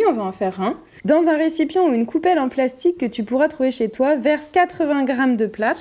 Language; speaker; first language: French; native; French